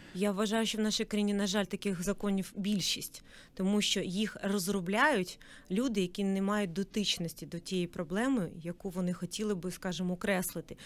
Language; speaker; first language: Ukrainian; non-native, local second language; Russian